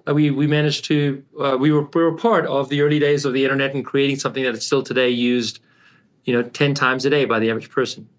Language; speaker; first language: English; native; English